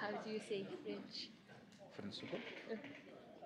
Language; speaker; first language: English; non-native, learner; Japanese